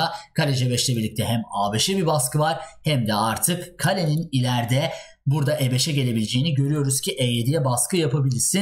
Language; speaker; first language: Turkish; native; Turkish